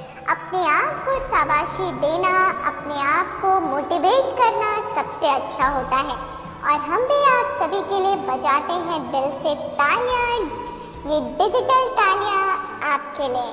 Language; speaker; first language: Hindi; native; Hindi